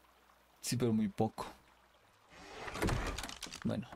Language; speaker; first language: Spanish; native; Spanish